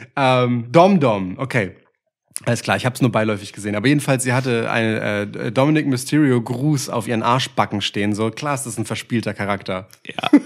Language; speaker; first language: German; early bilingual, other home language; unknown